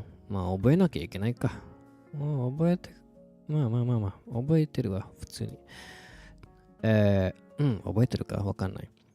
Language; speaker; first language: Japanese; non-native, fluent; Indonesian